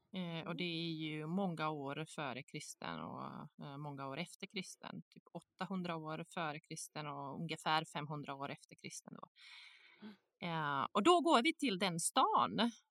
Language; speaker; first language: Swedish; non-native, fluent; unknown